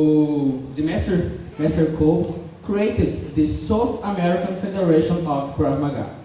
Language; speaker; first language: English; non-native, learner; Portuguese